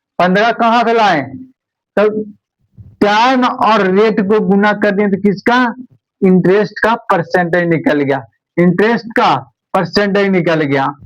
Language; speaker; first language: Hindi; native; Hindi